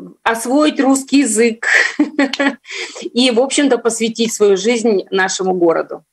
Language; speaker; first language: Russian; native; Russian